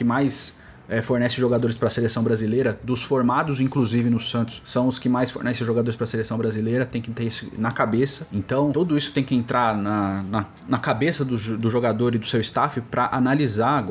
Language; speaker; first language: Portuguese; native; Portuguese